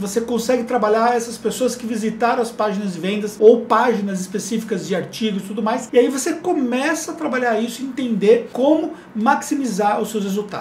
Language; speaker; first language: Portuguese; native; Portuguese